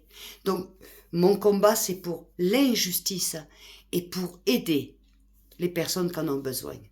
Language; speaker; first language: French; native; French